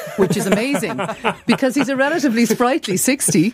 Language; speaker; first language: English; native; English